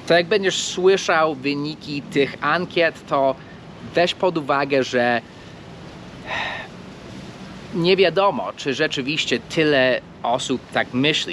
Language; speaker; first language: Polish; non-native, fluent; English